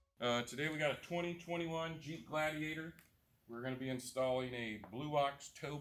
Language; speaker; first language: English; native; English